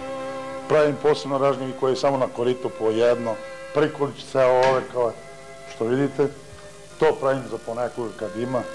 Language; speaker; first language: Bosnian; native; Bosnian